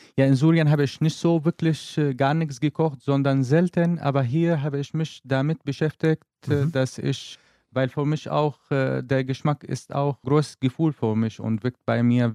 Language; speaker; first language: German; non-native, learner; Arabic